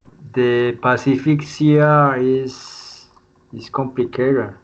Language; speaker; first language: English; non-native, learner; Spanish